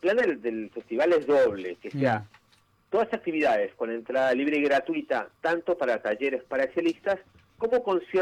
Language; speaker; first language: Spanish; native; Spanish